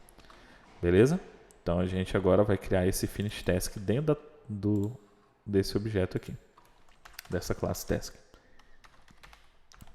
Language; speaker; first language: Portuguese; native; Portuguese